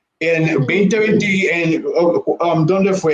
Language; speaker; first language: Spanish; early bilingual, heritage; Spanish